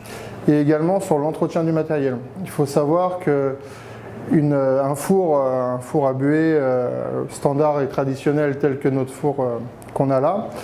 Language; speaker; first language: French; native; French